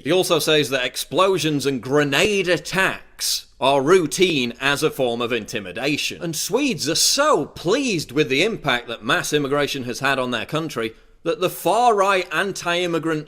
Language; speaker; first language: English; native; English